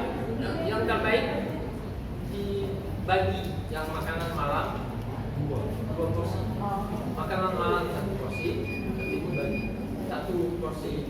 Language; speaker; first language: Indonesian; non-native, learner; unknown